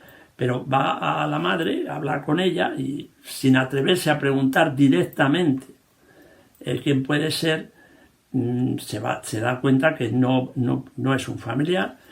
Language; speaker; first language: Spanish; native; Spanish